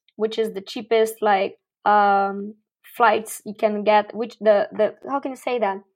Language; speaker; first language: English; non-native, fluent; Portuguese